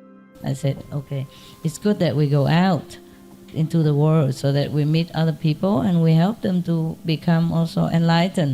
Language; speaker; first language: English; non-native, fluent; Vietnamese